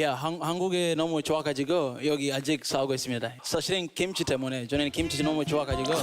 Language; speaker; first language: Korean; non-native, fluent; Swahili